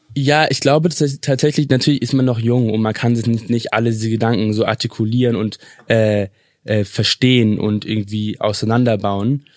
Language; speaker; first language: German; early bilingual, other home language; English